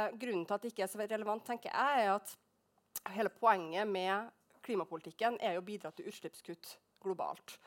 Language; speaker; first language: Norwegian; native; Norwegian